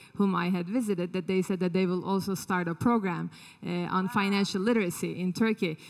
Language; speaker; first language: English; non-native, fluent; Turkish